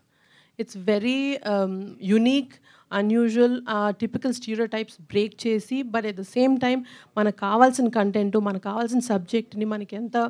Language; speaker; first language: Telugu; native; Telugu